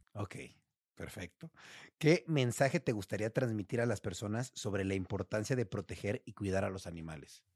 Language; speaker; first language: Spanish; native; Spanish